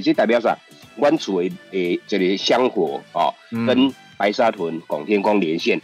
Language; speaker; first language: Chinese; native; Chinese